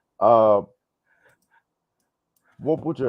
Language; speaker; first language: Chinese; non-native, learner; English